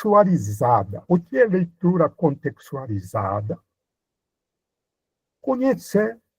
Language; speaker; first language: Portuguese; non-native, fluent; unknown